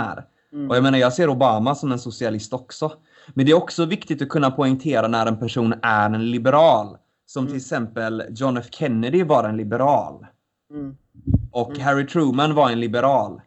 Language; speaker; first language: Swedish; native; Swedish